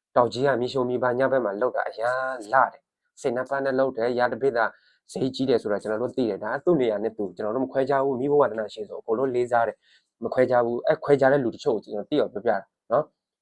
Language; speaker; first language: Burmese; non-native, local second language; S'gaw Karen